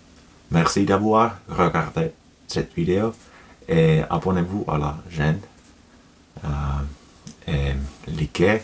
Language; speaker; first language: French; non-native, learner; Finnish